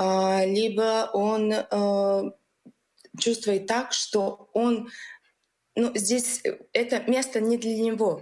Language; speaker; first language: Russian; non-native, local second language; Latvian